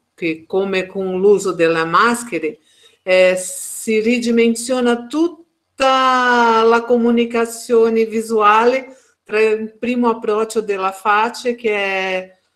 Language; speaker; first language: Italian; non-native, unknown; Portuguese